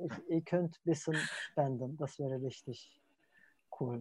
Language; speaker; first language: German; non-native, fluent; Turkish